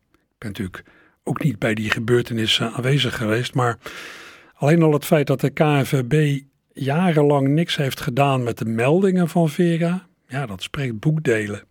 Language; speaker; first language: Dutch; native; Dutch